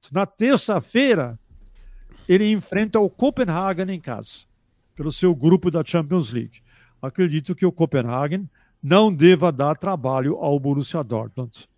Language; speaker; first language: Portuguese; early bilingual, other home language; German